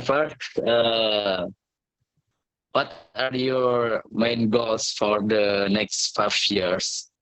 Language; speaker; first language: English; non-native, learner; Indonesian